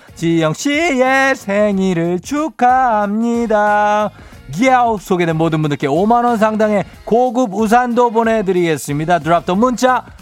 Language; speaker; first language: Korean; native; Korean